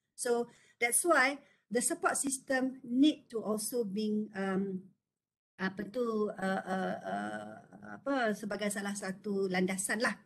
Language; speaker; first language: Malay; native; Malay